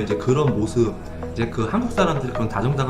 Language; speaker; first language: Korean; native; Korean